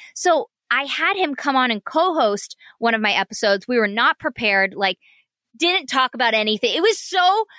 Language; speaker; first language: English; native; English